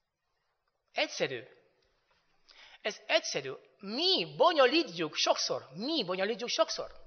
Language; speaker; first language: Hungarian; non-native, fluent; Spanish